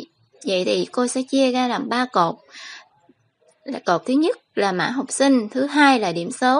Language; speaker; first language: Vietnamese; native; Vietnamese